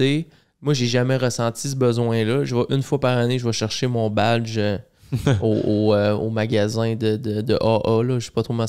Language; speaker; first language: French; native; French